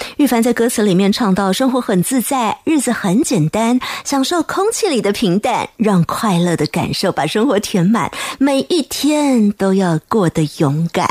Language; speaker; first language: Chinese; native; Chinese